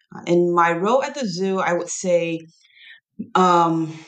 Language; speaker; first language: English; non-native, fluent; Chinese